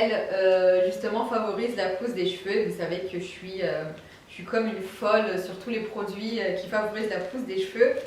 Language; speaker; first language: French; native; French